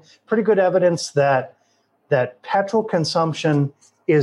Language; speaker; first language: English; native; English